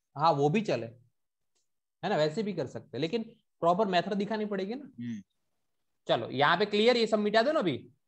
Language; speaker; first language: Hindi; non-native, local second language; Gujarati